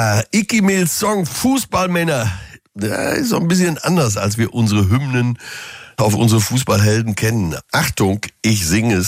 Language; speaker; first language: German; native; German